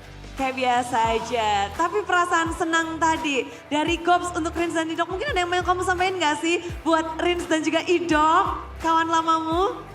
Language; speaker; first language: Indonesian; native; Indonesian